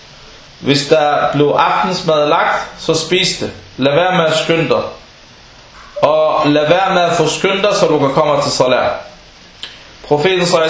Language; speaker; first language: Danish; non-native, fluent; Arabic